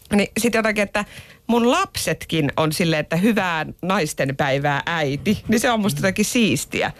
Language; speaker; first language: Finnish; native; Finnish